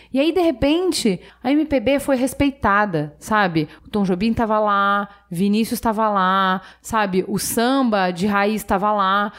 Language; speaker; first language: Portuguese; native; Portuguese